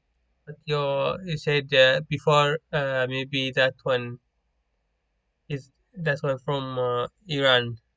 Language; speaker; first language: English; non-native, learner; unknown